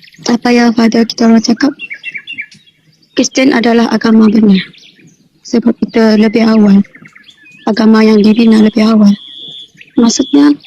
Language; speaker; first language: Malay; non-native, local second language; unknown